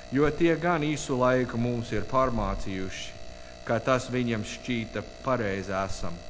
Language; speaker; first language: Latvian; non-native, learner; English